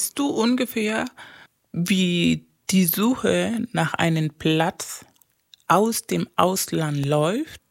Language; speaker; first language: German; non-native, fluent; Spanish